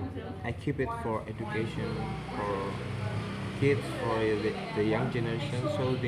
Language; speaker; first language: English; non-native, learner; Indonesian